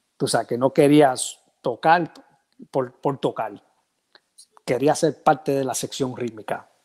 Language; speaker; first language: Spanish; early bilingual, heritage; Spanish